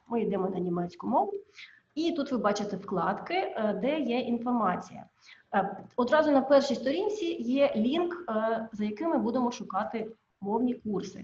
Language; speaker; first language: Ukrainian; native; Ukrainian